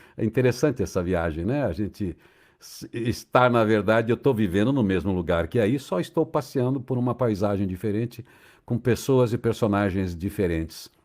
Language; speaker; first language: Portuguese; native; Portuguese